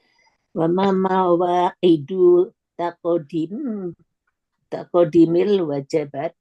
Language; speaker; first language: Arabic; non-native, learner; Indonesian